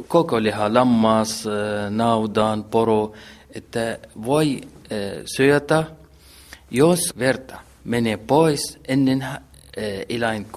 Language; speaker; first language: Finnish; non-native, learner; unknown